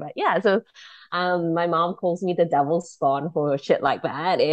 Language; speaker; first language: English; non-native, local second language; Chinese